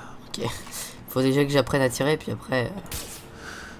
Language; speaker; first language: French; native; French